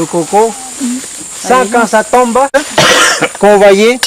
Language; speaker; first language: French; non-native, fluent; Spanish